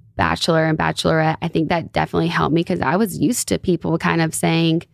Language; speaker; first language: English; native; English